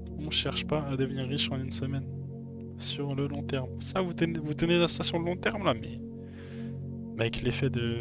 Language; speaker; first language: French; native; French